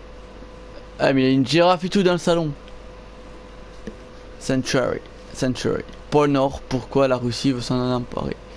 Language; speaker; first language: French; native; French